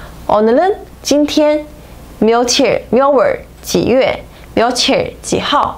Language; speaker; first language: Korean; non-native, fluent; Chinese